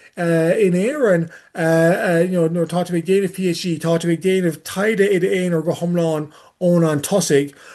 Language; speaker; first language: Irish; non-native, learner; English